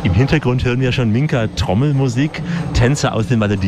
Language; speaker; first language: German; native; German